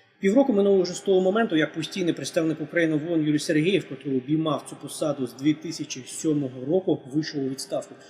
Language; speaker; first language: Ukrainian; native; Ukrainian